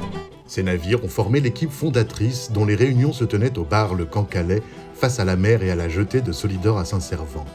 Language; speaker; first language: French; native; French